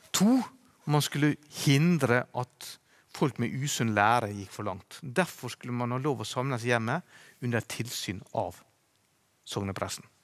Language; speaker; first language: Norwegian; native; Norwegian